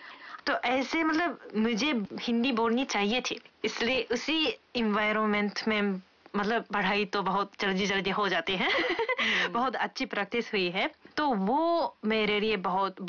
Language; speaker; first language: Hindi; non-native, fluent; Japanese